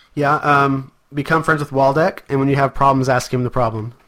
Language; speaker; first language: English; native; English